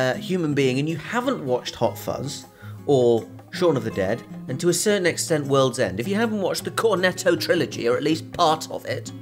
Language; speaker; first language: English; native; English